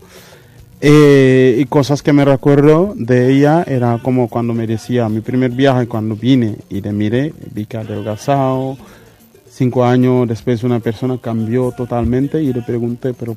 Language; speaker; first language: Spanish; non-native, fluent; Mandingo